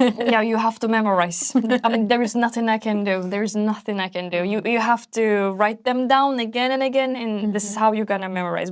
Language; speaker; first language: English; non-native, fluent; Turkish